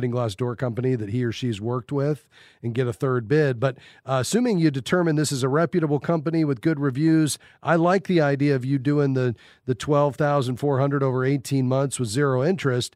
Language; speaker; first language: English; native; English